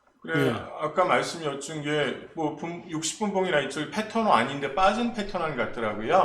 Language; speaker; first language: Korean; native; Korean